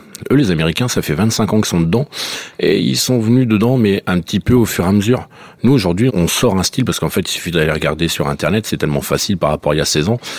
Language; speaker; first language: French; native; French